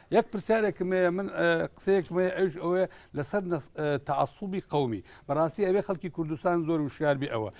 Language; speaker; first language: Central Kurdish; native; Central Kurdish